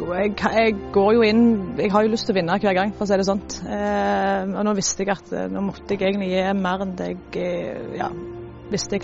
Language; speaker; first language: Norwegian; native; Norwegian